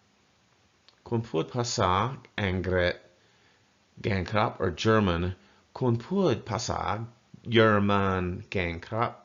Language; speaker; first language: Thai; non-native, fluent; English